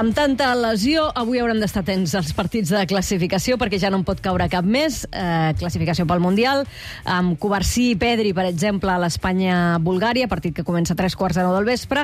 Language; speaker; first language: Catalan; native; Catalan